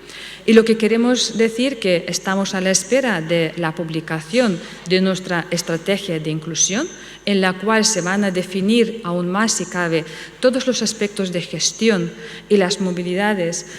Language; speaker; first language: Spanish; non-native, fluent; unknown